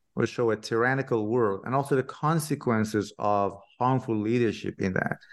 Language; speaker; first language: English; non-native, fluent; Persian